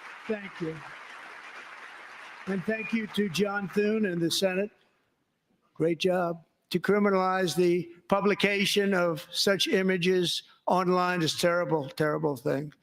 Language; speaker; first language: English; native; English